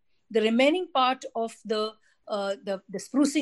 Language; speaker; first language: English; non-native, local second language; Tamil